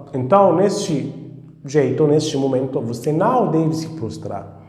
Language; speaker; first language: Portuguese; non-native, fluent; Arabic